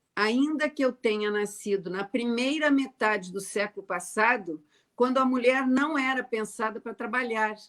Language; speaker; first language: Portuguese; native; Portuguese